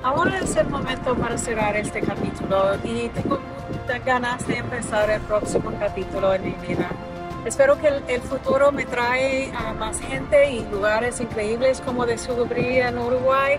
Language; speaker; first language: Spanish; non-native, fluent; English